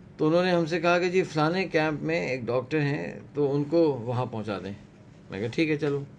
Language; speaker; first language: Urdu; native; Urdu